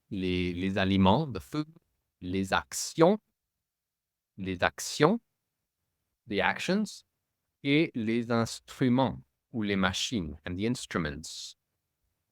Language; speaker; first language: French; non-native, fluent; English